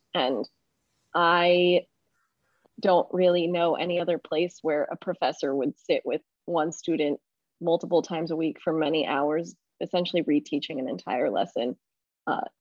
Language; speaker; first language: English; native; English